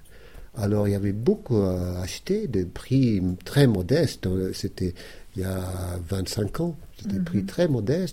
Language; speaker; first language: French; non-native, fluent; English